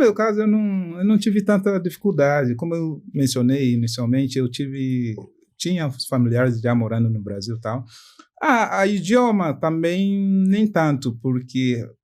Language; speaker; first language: Portuguese; non-native, fluent; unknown